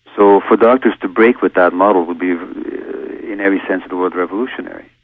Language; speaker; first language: English; early bilingual, other home language; Hungarian